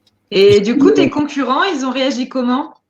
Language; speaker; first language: French; native; French